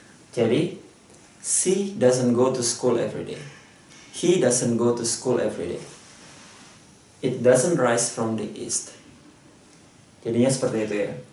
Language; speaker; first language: English; non-native, fluent; Indonesian